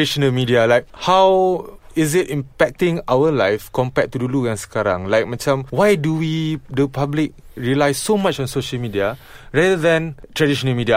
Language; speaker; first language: English; non-native, local second language; Malay